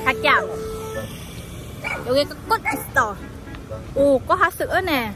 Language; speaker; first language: Korean; non-native, learner; Vietnamese